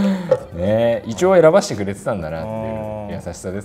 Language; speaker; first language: Japanese; native; Japanese